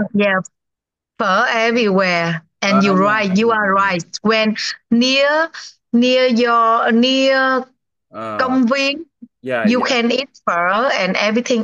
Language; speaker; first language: English; non-native, learner; Vietnamese